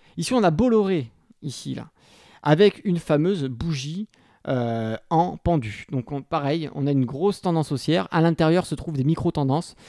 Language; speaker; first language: French; native; French